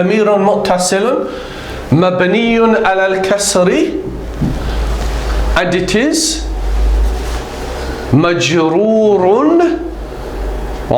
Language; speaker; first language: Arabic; non-native, fluent; English